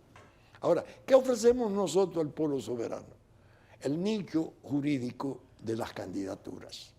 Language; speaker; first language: Spanish; native; Spanish